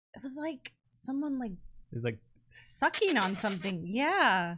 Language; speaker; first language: English; native; English